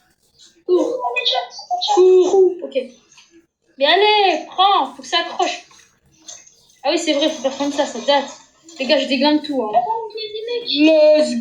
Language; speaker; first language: French; native; French